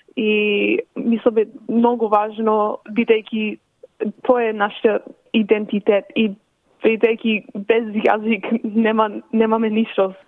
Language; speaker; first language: Macedonian; early bilingual, heritage; Macedonian